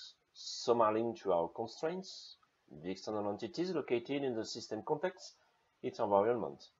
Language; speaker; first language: English; non-native, fluent; French